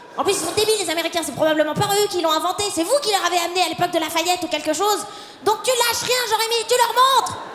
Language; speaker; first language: French; native; French